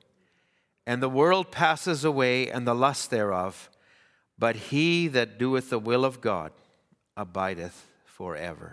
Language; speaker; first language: English; native; English